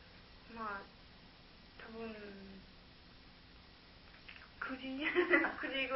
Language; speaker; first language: Japanese; non-native, learner; German